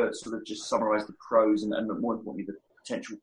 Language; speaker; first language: English; native; English